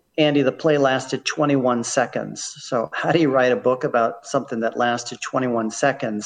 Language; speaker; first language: English; native; English